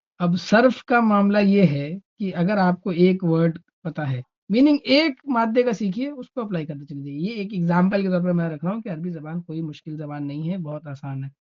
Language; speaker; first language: Urdu; native; Urdu